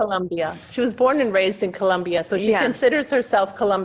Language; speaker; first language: English; native; English